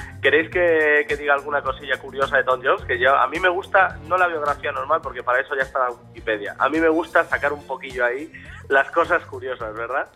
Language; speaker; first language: Spanish; native; Spanish